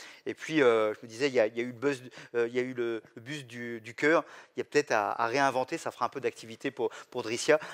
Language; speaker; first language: French; native; French